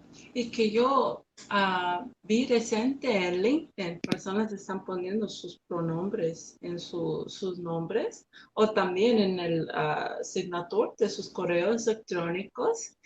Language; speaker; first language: Spanish; non-native, learner; English